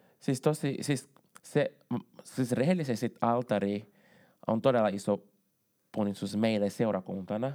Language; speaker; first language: Finnish; non-native, fluent; Portuguese